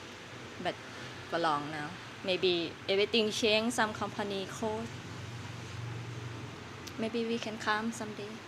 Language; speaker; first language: English; non-native, learner; Thai